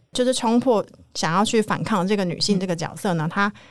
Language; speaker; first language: Chinese; native; Chinese